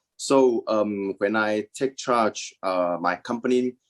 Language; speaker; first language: English; non-native, learner; Chinese